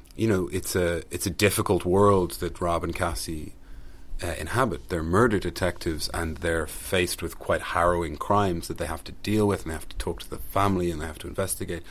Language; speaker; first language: English; native; English